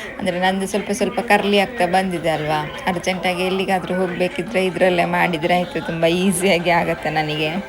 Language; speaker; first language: Kannada; non-native, local second language; Tulu